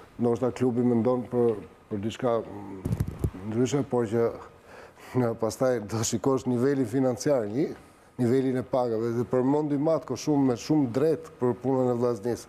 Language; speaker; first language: Albanian; native; Albanian